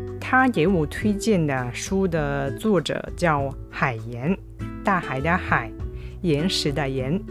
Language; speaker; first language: Chinese; non-native, fluent; Japanese